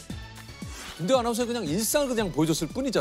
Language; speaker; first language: Korean; native; Korean